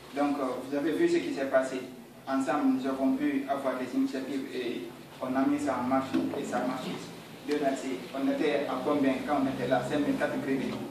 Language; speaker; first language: French; non-native, local second language; Fula